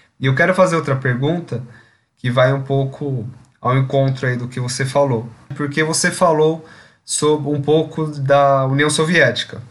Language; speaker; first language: Portuguese; native; Portuguese